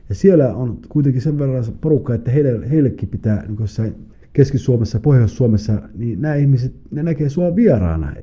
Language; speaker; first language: Finnish; early bilingual, other home language; Somali